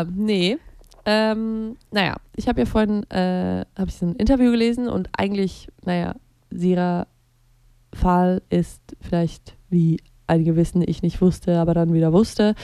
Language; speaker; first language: German; native; German